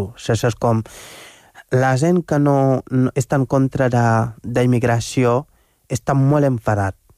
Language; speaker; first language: Catalan; non-native, fluent; Wolof